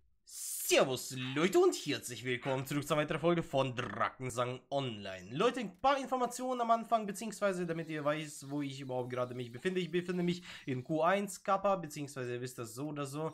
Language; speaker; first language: German; native; German